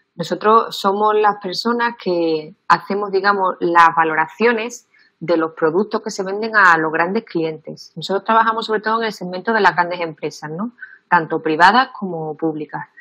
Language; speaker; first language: Spanish; native; Spanish